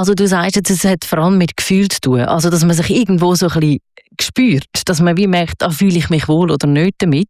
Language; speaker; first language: German; native; German